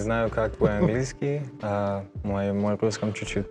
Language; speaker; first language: Russian; non-native, learner; English